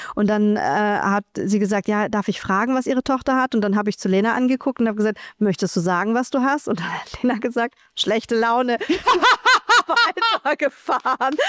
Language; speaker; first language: German; native; German